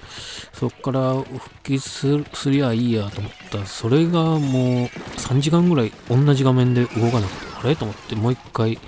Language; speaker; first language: Japanese; native; Japanese